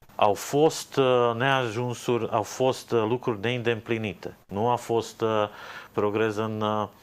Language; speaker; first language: Romanian; non-native, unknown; Slovak